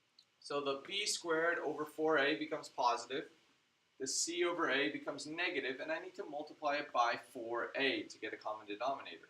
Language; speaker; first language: English; native; English